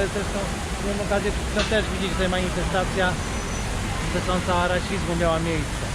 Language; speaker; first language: Polish; native; Polish